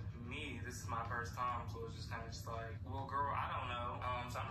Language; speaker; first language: English; native; English